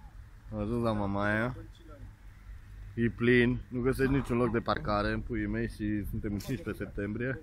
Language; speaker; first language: Romanian; native; Romanian